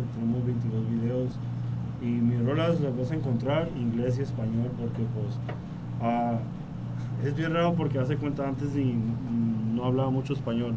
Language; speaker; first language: Spanish; early bilingual, heritage; Spanish